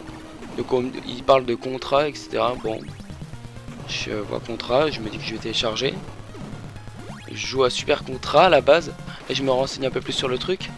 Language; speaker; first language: French; native; French